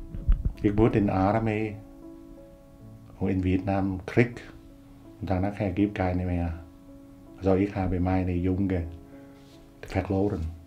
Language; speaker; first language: German; non-native, learner; Vietnamese